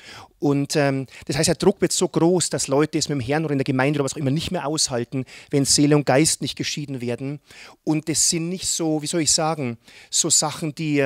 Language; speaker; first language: German; native; German